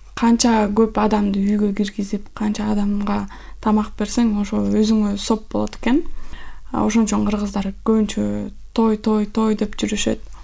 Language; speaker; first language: Kyrgyz; non-native, local second language; Russian